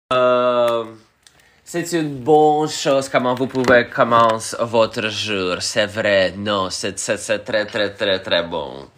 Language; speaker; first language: French; non-native, learner; Russian